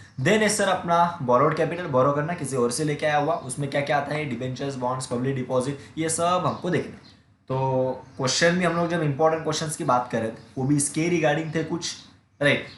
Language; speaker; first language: Hindi; non-native, local second language; Marathi